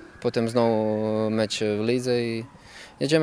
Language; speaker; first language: Polish; non-native, learner; Croatian